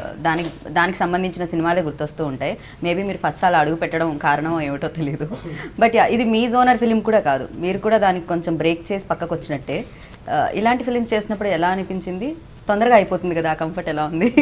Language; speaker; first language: Telugu; native; Telugu